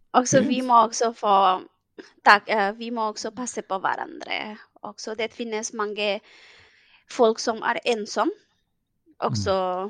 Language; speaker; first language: Norwegian; non-native, fluent; Bangla